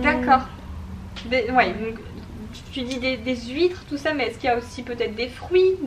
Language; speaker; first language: French; native; French